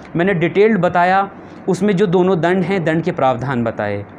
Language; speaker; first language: Hindi; native; Hindi